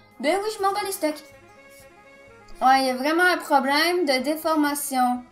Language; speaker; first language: French; native; French